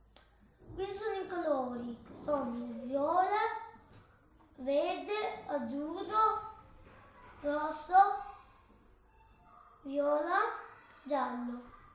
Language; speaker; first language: Italian; early bilingual, other home language; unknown